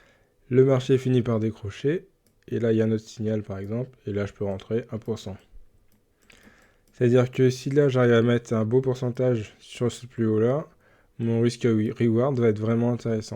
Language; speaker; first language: French; native; French